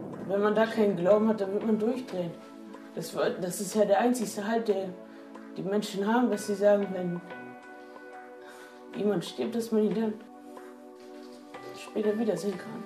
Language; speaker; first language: German; native; German